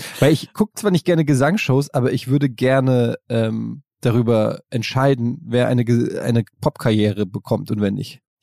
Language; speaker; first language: German; native; German